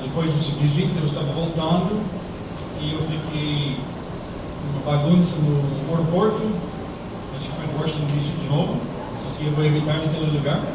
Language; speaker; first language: Portuguese; non-native, fluent; English